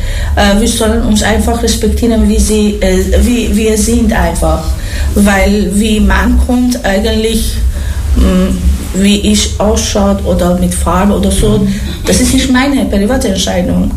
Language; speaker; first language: German; non-native, learner; Persian